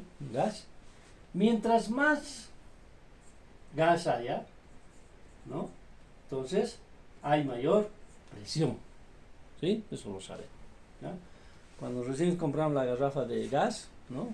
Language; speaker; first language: Spanish; native; Spanish